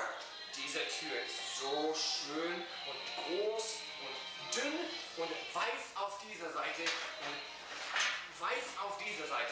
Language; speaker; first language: German; non-native, learner; English